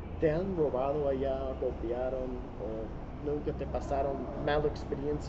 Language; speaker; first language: Spanish; non-native, learner; English